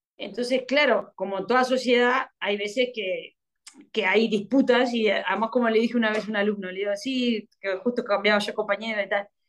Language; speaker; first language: Spanish; native; Spanish